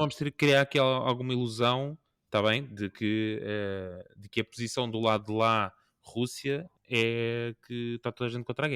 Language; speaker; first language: Portuguese; native; Portuguese